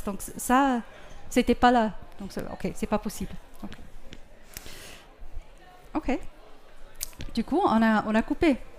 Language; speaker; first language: French; non-native, fluent; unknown